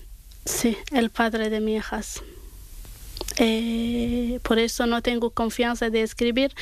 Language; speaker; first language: Spanish; non-native, learner; Arabic